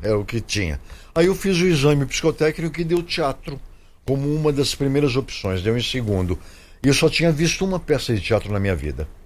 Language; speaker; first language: Portuguese; native; Portuguese